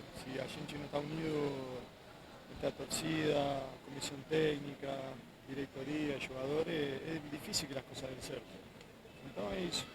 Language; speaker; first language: Portuguese; non-native, fluent; Spanish